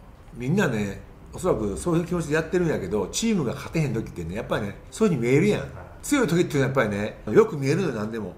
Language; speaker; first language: Japanese; native; Japanese